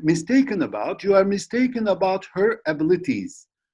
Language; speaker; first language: English; non-native, fluent; Turkish